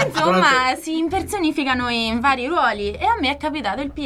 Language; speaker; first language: Italian; native; Italian